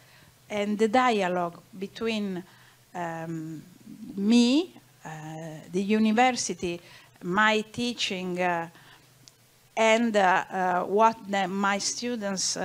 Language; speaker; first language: English; non-native, learner; Italian